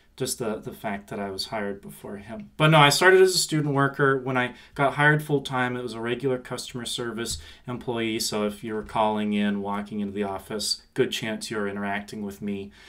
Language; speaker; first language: English; native; English